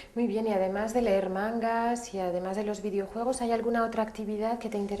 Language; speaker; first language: Spanish; native; Spanish